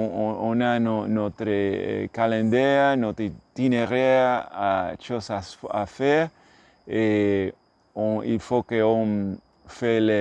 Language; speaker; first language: French; non-native, learner; English